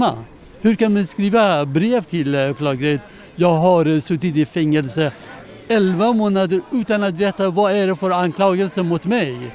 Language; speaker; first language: Swedish; non-native, learner; Persian